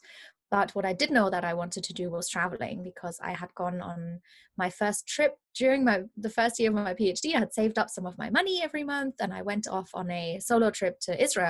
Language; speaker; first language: English; non-native, fluent; German